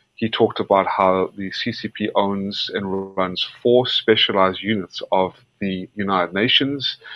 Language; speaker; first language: English; native; English